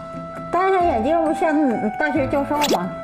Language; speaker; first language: Chinese; native; Chinese